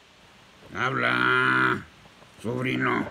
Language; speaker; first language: Spanish; native; Spanish